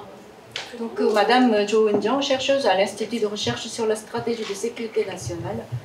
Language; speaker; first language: French; non-native, fluent; Korean